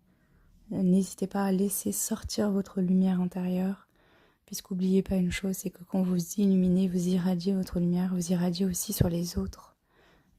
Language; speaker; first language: French; native; French